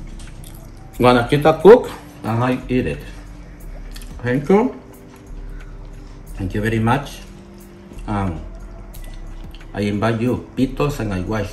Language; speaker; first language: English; non-native, learner; Spanish